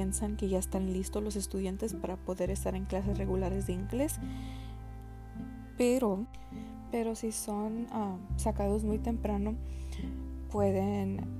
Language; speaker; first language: Spanish; early bilingual, heritage; Spanish